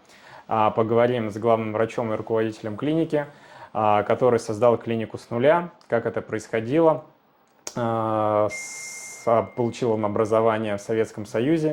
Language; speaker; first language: Russian; native; Russian